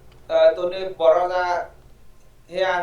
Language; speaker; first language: Korean; non-native, learner; Vietnamese